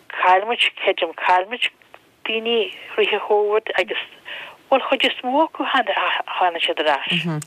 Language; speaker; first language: Irish; non-native, local second language; English